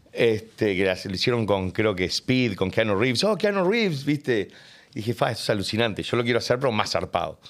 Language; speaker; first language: Spanish; native; Spanish